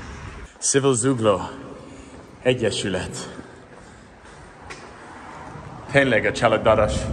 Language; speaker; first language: Hungarian; non-native, learner; English